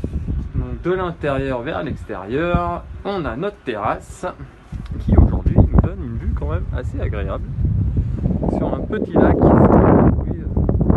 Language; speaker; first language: French; native; French